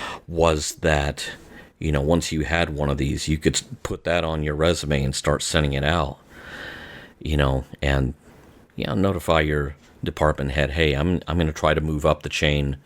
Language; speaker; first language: English; native; English